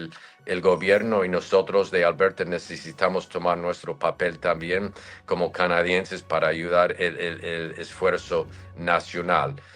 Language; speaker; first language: Spanish; non-native, fluent; English